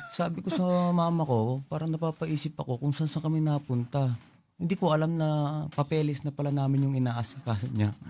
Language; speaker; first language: Filipino; non-native, local second language; Pampanga